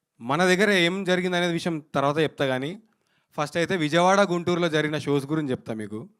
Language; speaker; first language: Telugu; native; Telugu